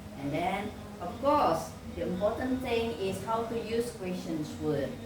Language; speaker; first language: English; non-native, fluent; Indonesian